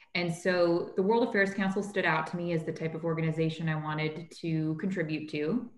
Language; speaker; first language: English; native; English